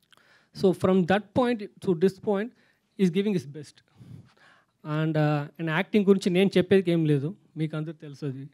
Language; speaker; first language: Telugu; non-native, fluent; Tamil